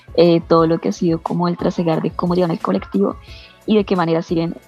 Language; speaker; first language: Spanish; native; Spanish